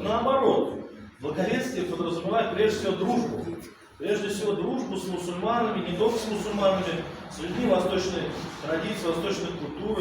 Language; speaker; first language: Russian; native; Russian